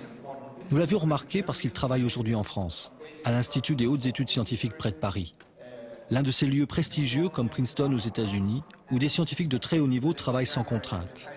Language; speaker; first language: French; native; French